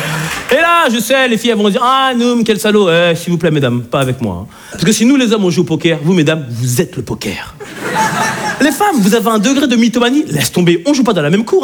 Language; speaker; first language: French; native; French